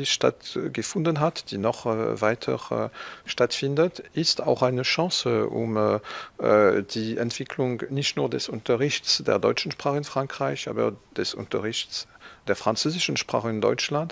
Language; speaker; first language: German; non-native, fluent; French